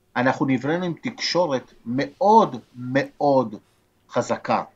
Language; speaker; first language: Hebrew; non-native, fluent; Spanish